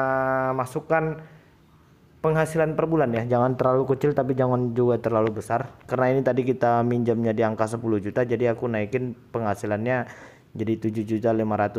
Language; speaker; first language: Indonesian; native; Indonesian